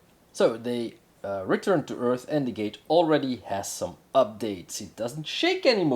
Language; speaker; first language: English; non-native, fluent; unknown